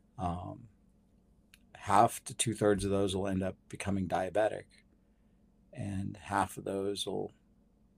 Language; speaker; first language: English; native; English